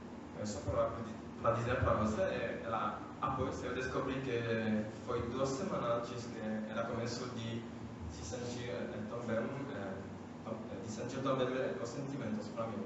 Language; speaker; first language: Portuguese; non-native, fluent; French